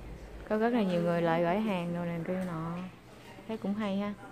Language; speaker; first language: Vietnamese; native; Vietnamese